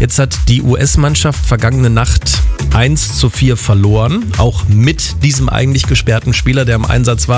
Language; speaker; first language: German; native; German